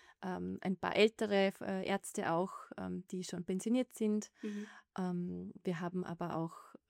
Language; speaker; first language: German; native; German